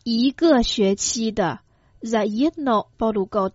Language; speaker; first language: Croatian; non-native, fluent; Chinese